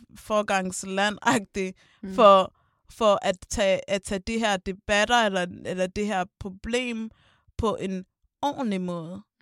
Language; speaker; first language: Danish; native; Danish